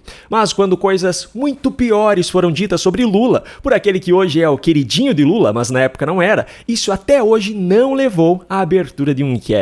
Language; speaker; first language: Portuguese; native; Portuguese